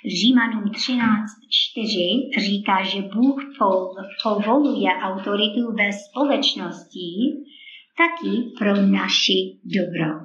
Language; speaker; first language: Czech; non-native, fluent; English